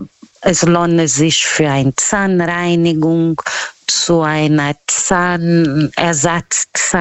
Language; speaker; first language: German; non-native, fluent; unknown